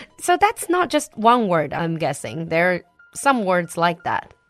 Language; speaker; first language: English; non-native, fluent; Chinese